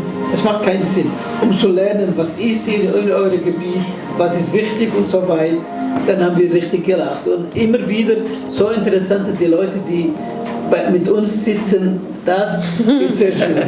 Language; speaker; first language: German; non-native, fluent; Somali